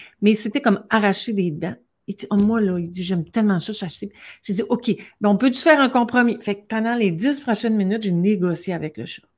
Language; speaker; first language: French; native; French